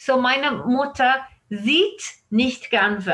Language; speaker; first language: German; non-native, fluent; English